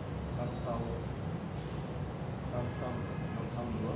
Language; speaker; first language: Vietnamese; non-native, learner; Japanese